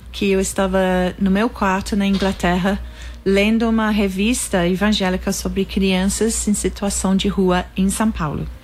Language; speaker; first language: Portuguese; non-native, fluent; English